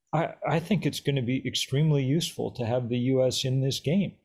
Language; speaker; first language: English; native; English